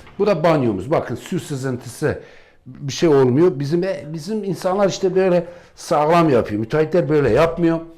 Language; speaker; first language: Turkish; native; Turkish